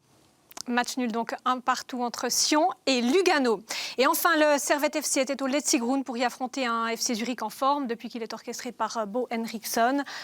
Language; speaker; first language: French; native; French